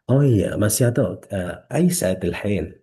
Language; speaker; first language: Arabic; non-native, fluent; Indonesian